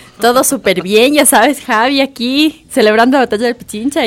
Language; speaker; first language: Spanish; native; Spanish